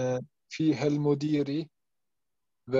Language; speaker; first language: Arabic; non-native, learner; German